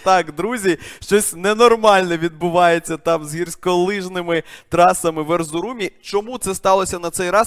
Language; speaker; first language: Ukrainian; native; Ukrainian